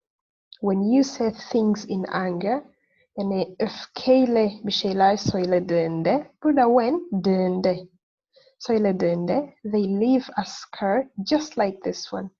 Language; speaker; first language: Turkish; non-native, fluent; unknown